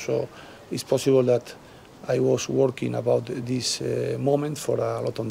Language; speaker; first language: English; non-native, learner; Spanish